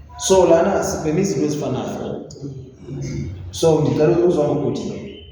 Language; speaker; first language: Zulu; non-native, local second language; Xhosa